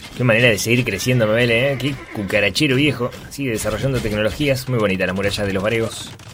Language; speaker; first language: Spanish; native; Spanish